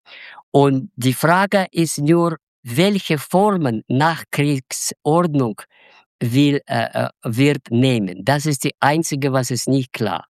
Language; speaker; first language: German; non-native, fluent; Russian